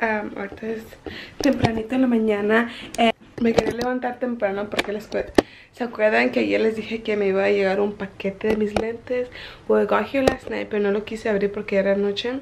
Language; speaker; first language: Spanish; early bilingual, heritage; Spanish